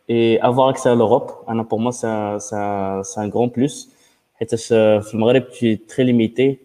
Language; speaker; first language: French; non-native, local second language; Arabic